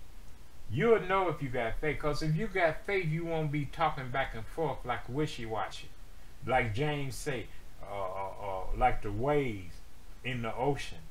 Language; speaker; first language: English; native; English